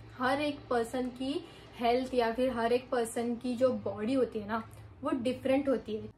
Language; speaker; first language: Hindi; non-native, local second language; Marathi